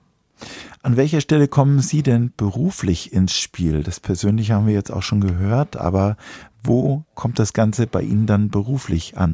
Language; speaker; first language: German; native; German